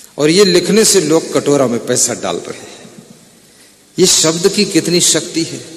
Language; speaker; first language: Hindi; native; Hindi